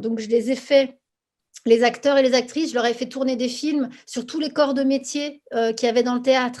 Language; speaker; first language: French; native; French